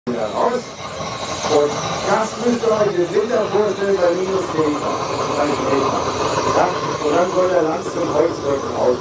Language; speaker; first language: German; native; German